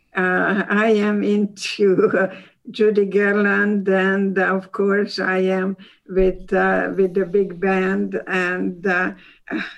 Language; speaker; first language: English; non-native, fluent; Hungarian